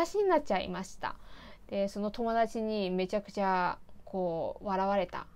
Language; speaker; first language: Japanese; non-native, fluent; Chinese